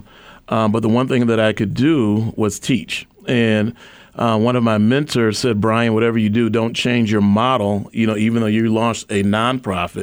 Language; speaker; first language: English; native; English